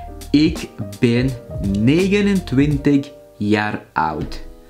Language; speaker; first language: Dutch; non-native, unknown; Filipino